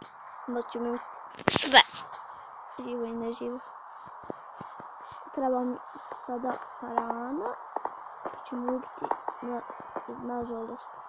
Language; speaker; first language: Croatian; early bilingual, heritage; Bosnian